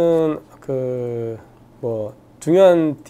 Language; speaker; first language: Korean; native; Korean